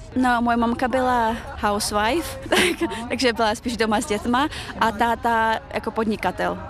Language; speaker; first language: Czech; early bilingual, other home language; Chechen